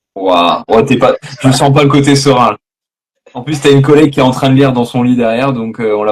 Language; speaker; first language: French; native; French